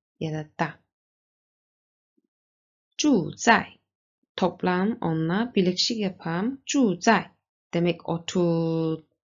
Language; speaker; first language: Turkish; non-native, learner; Chinese